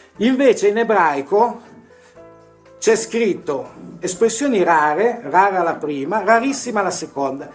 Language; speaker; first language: Italian; native; Italian